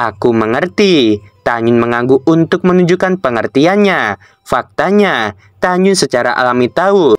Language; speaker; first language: Indonesian; native; Indonesian